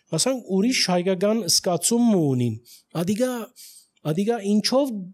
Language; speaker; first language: Armenian; early bilingual, heritage; Armenian